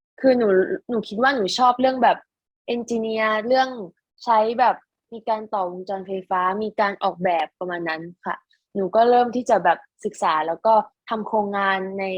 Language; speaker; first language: Thai; native; Thai